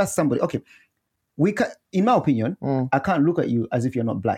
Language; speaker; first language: English; non-native, local second language; Nyanja